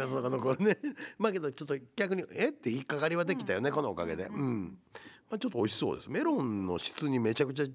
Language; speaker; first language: Japanese; native; Japanese